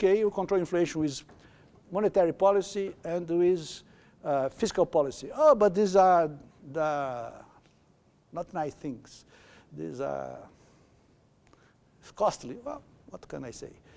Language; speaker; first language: English; non-native, fluent; Portuguese